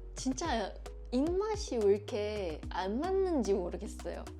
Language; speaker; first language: Korean; non-native, fluent; Chinese